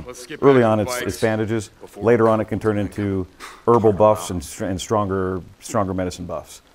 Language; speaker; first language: English; native; English